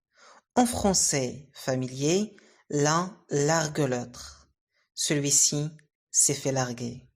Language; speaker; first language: French; non-native, local second language; Arabic